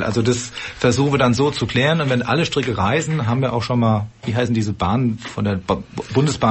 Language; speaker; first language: German; native; German